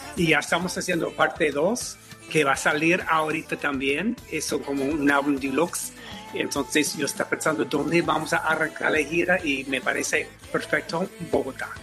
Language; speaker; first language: Spanish; non-native, fluent; English